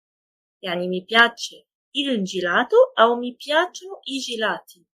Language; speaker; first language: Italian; non-native, fluent; Arabic